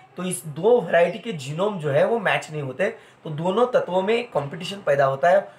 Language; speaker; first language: Hindi; non-native, local second language; Marathi